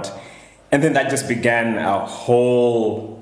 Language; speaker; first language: English; non-native, local second language; Shona